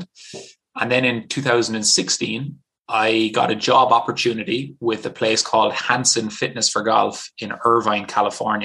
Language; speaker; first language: English; native; English